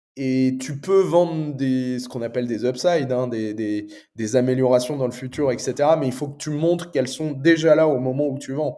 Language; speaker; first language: French; native; French